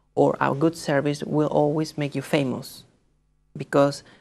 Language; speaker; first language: English; non-native, fluent; Spanish